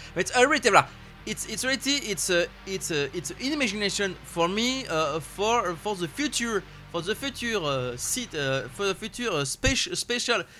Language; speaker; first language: English; non-native, learner; French